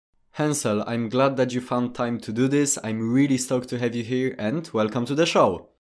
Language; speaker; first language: English; non-native, fluent; Polish